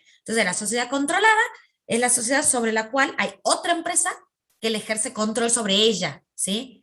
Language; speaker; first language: Spanish; native; Spanish